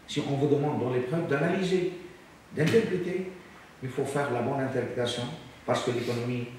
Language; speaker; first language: French; non-native, local second language; Arabic